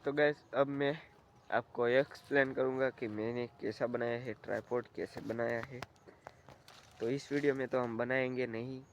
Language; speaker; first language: Hindi; non-native, local second language; Gujarati